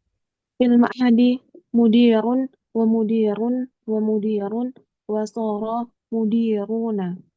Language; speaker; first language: Arabic; non-native, learner; Indonesian